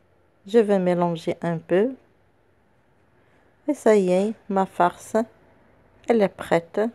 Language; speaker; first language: French; non-native, local second language; Arabic